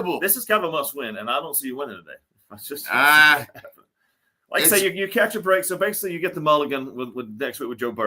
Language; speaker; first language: English; native; English